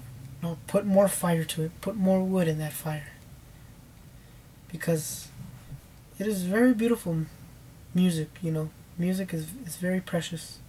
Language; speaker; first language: English; early bilingual, other home language; Spanish